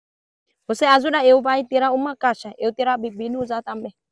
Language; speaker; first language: Portuguese; non-native, learner; Vietnamese